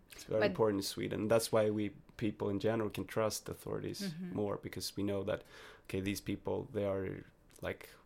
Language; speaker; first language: English; non-native, fluent; Swedish